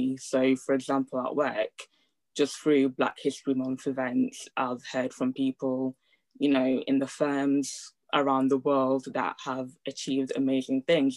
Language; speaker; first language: English; early bilingual, other home language; Italian